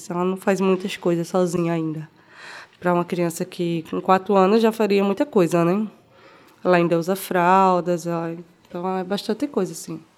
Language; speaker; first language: Portuguese; native; Portuguese